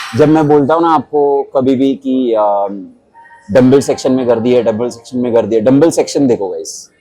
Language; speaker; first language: Hindi; non-native, local second language; Marathi